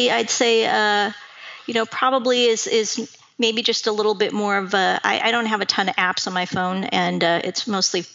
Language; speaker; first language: English; native; English